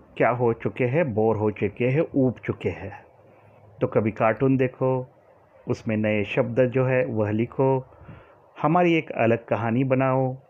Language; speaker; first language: Hindi; non-native, local second language; Marathi